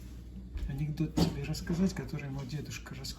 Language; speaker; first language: Russian; native; Russian